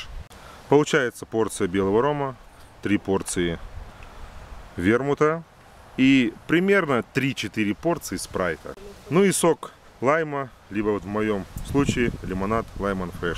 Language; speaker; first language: Russian; native; Russian